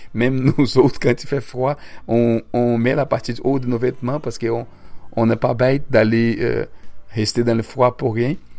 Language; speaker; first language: French; non-native, fluent; Portuguese